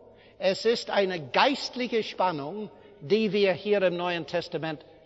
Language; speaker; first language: German; non-native, fluent; English